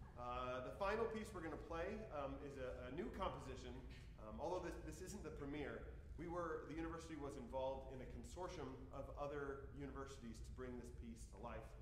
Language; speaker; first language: English; native; English